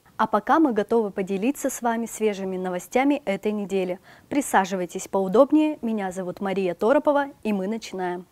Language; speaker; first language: Russian; native; Russian